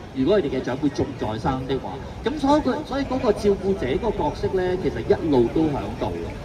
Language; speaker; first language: Cantonese; native; Cantonese